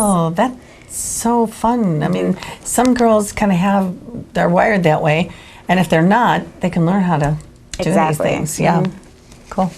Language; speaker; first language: English; native; English